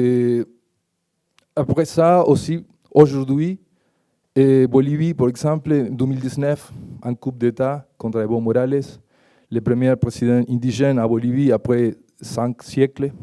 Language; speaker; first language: French; non-native, learner; Spanish